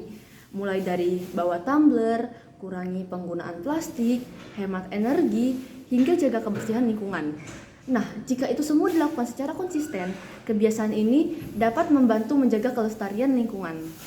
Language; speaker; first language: Indonesian; native; Indonesian